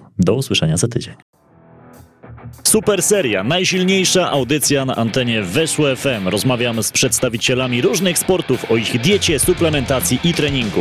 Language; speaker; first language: Polish; native; Polish